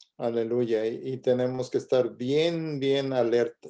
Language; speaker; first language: Spanish; native; Spanish